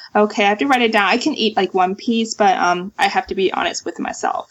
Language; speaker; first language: English; non-native, fluent; Chinese